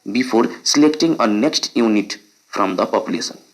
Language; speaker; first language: English; non-native, local second language; Nepali